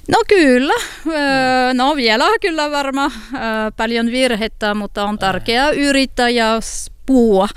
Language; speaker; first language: Finnish; non-native, learner; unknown